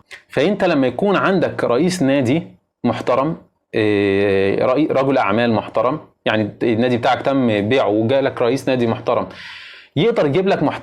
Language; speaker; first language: Arabic; native; Arabic